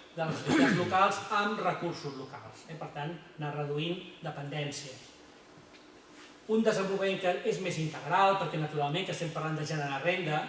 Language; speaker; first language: Catalan; native; Catalan